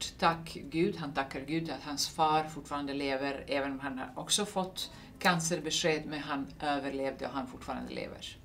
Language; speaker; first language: Swedish; non-native, fluent; Serbian